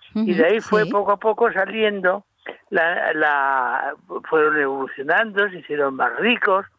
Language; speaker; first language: Spanish; native; Spanish